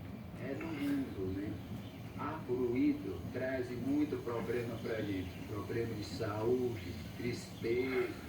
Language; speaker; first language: Portuguese; non-native, local second language; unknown